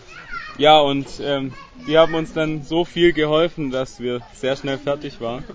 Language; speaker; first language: German; native; German